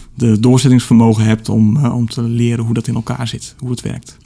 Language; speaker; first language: Dutch; native; Dutch